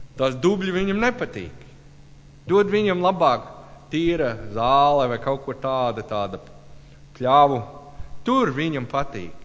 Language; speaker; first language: Latvian; non-native, learner; English